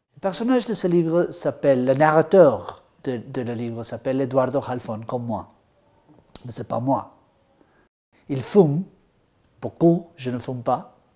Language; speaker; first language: French; non-native, learner; Spanish